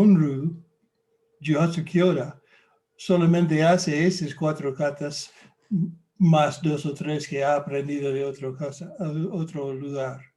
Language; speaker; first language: Spanish; non-native, fluent; English